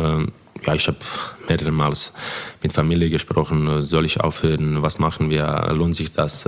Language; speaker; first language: German; non-native, fluent; Croatian